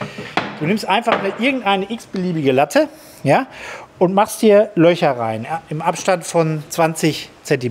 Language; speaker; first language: German; native; German